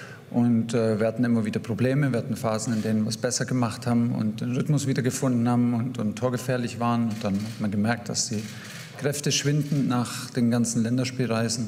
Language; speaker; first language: German; native; German